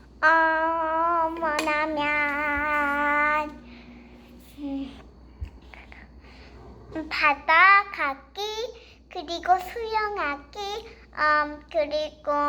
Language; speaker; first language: Korean; early bilingual, heritage; Korean